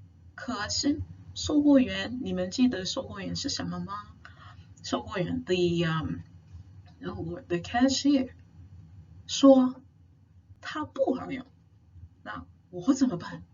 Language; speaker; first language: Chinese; non-native, fluent; English